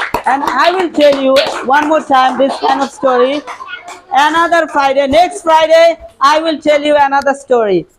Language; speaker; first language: English; non-native, local second language; Bangla